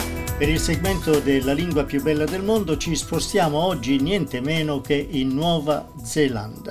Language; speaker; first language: Italian; native; Italian